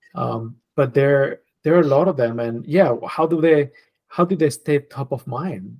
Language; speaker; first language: English; non-native, fluent; Spanish